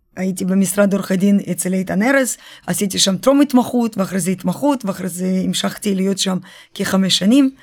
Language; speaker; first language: Hebrew; early bilingual, other home language; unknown